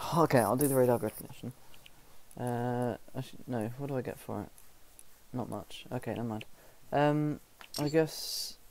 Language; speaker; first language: English; native; English